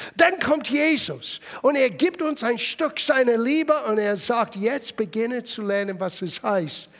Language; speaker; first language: German; non-native, fluent; English